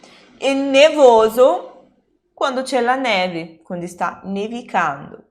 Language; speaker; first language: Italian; non-native, fluent; Portuguese